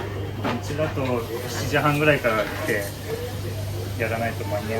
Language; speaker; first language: Japanese; native; Japanese